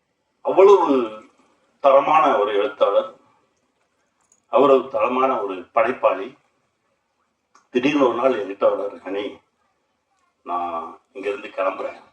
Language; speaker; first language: Tamil; native; Tamil